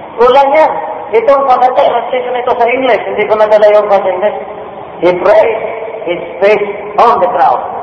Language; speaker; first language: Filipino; non-native, local second language; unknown